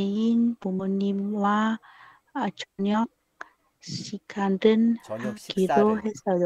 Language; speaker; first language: Korean; non-native, learner; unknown